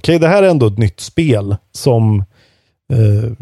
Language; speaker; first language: Swedish; native; Swedish